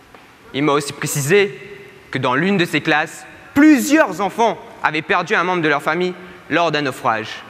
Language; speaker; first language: French; native; French